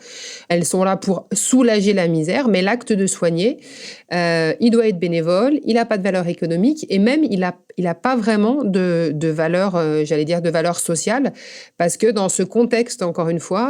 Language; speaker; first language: French; native; French